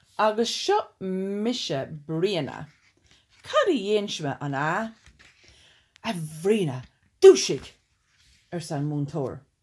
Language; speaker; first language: Irish; non-native, local second language; English